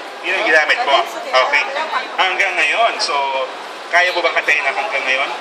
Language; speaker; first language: Filipino; native; Filipino